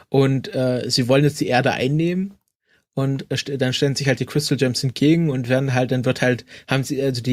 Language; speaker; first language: German; native; German